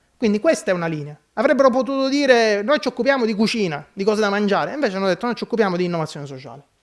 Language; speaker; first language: Italian; native; Italian